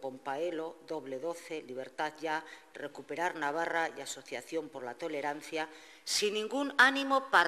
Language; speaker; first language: Spanish; native; Spanish